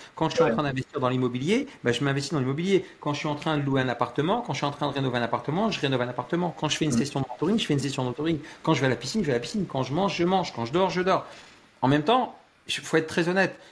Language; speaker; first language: French; native; French